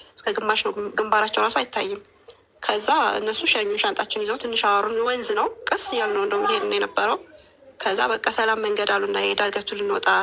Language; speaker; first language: Amharic; non-native, local second language; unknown